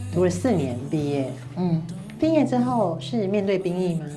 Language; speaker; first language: Chinese; native; Chinese